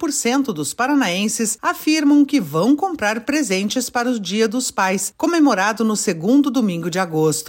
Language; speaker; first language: Portuguese; native; Portuguese